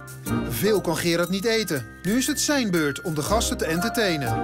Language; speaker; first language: Dutch; native; Dutch